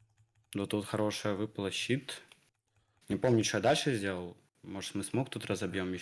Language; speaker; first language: Russian; native; Russian